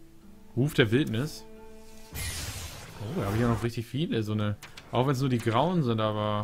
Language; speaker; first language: German; native; German